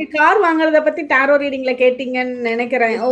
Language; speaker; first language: Tamil; native; Tamil